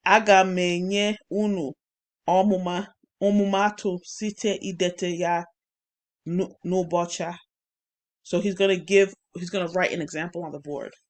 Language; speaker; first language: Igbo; non-native, learner; English